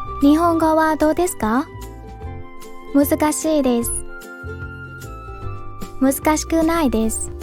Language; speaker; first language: Japanese; non-native, fluent; Burmese